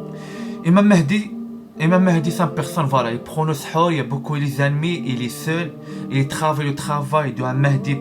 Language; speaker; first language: French; non-native, learner; Arabic